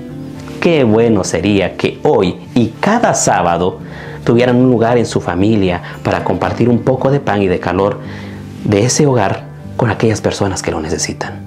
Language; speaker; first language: Spanish; native; Spanish